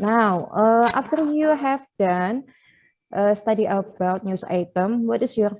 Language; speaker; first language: English; non-native, fluent; Indonesian